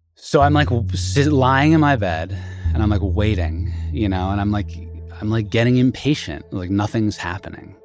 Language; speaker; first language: English; native; English